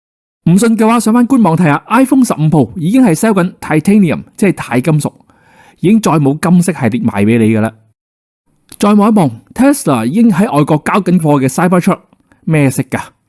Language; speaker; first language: Cantonese; native; Cantonese